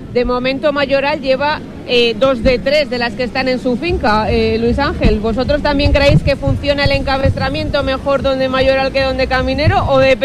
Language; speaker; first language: Spanish; native; Spanish